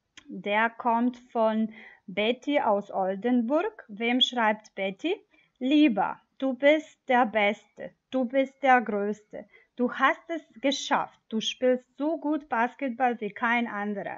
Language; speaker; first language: German; non-native, fluent; Macedonian